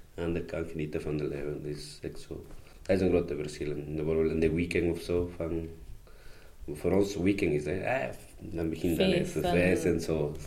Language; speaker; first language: Dutch; non-native, learner; Spanish